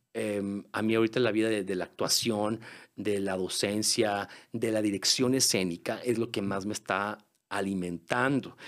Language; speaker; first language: Spanish; native; Spanish